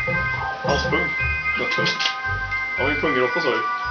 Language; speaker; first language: Swedish; native; Swedish